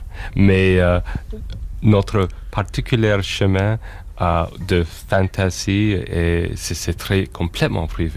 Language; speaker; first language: French; non-native, fluent; English